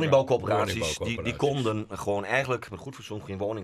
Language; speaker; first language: Dutch; native; Dutch